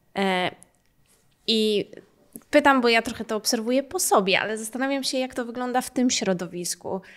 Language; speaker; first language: Polish; native; Polish